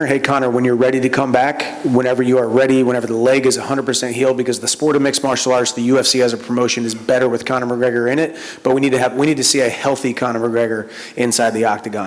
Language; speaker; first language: English; native; English